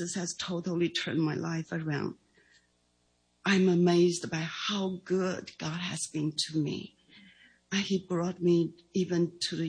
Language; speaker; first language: English; non-native, fluent; Chinese